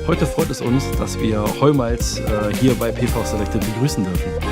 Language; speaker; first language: German; native; German